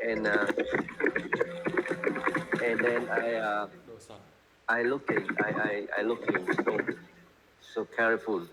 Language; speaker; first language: English; non-native, learner; Vietnamese